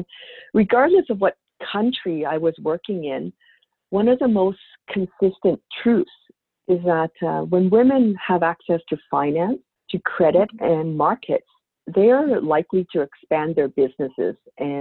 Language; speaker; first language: English; native; English